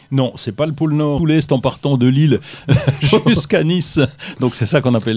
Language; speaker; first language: French; native; French